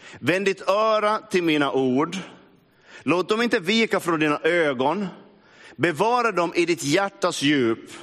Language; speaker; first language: Swedish; native; Swedish